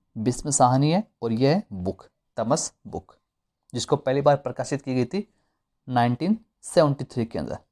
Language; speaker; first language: Hindi; native; Hindi